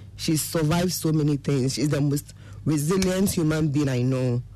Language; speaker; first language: English; non-native, local second language; Akan